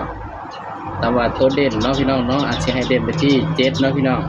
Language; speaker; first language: Thai; non-native, local second language; Northeastern Thai